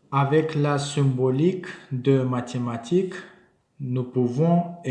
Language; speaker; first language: French; non-native, learner; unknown